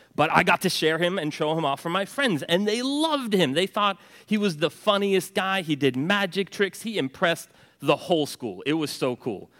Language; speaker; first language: English; early bilingual, other home language; Norwegian